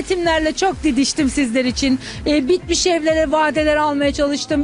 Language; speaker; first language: Turkish; native; Turkish